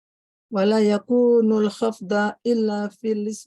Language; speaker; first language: Arabic; non-native, learner; Indonesian